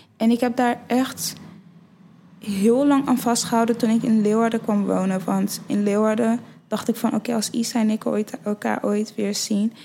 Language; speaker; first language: Dutch; early bilingual, other home language; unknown